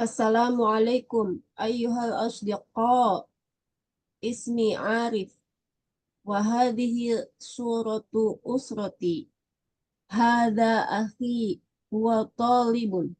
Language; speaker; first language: Arabic; non-native, learner; Indonesian